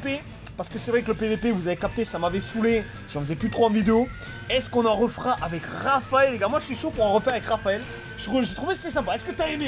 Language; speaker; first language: French; native; French